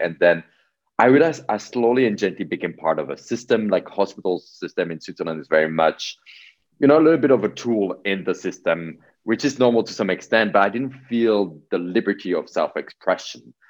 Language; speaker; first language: English; non-native, fluent; Polish